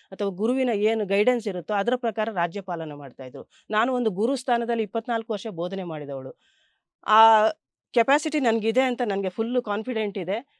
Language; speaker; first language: Kannada; native; Kannada